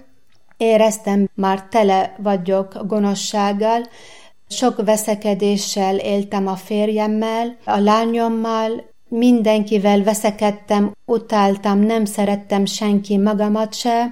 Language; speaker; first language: Hungarian; non-native, learner; Arabic